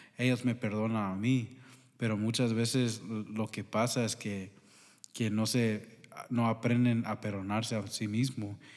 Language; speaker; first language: Spanish; early bilingual, heritage; Spanish